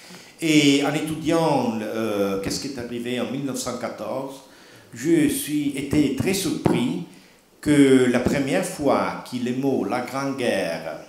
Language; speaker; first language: French; non-native, learner; Italian